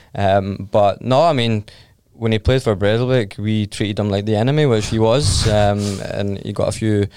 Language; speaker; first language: English; native; English